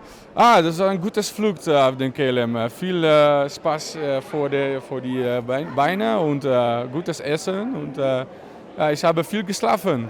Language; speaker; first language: German; non-native, learner; Dutch